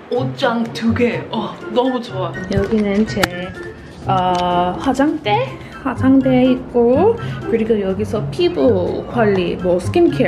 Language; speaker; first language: Korean; non-native, fluent; English